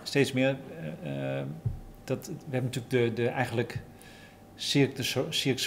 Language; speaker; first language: Dutch; native; Dutch